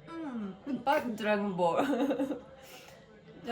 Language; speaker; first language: Japanese; native; Japanese